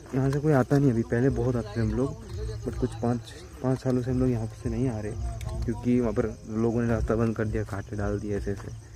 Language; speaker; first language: Hindi; non-native, local second language; Marwari